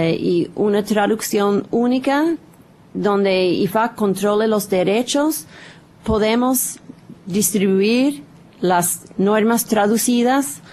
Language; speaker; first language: Spanish; non-native, fluent; English